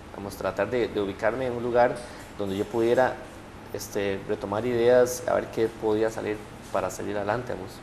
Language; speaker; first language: Spanish; native; Spanish